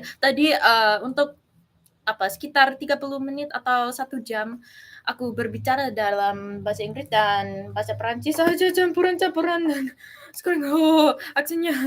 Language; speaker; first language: Indonesian; early bilingual, heritage; English